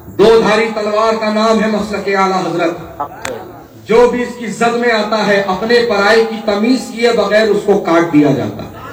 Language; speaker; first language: Urdu; native; Urdu